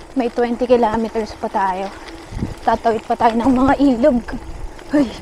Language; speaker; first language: Filipino; native; Filipino